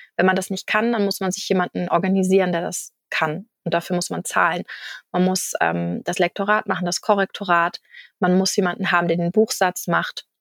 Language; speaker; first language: German; native; German